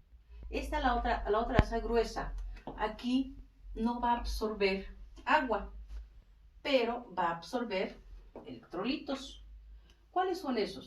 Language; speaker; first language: Spanish; native; Spanish